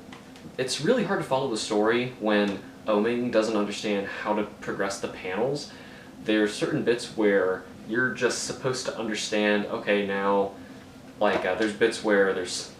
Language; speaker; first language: English; native; English